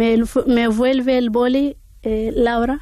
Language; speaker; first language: Spanish; non-native, learner; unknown